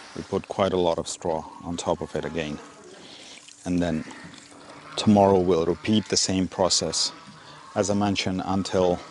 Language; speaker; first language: English; non-native, local second language; Urdu